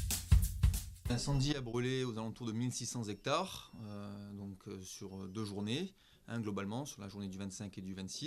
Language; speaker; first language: French; native; French